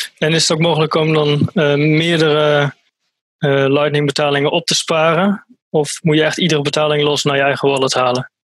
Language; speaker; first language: Dutch; native; Dutch